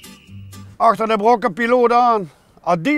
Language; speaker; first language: Dutch; native; Dutch